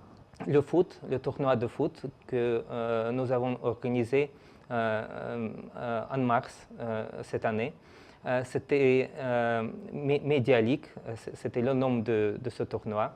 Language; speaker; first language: French; non-native, fluent; Russian